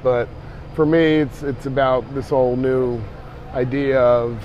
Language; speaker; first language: English; native; English